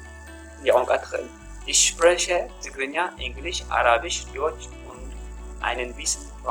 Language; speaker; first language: German; non-native, learner; Tigrinya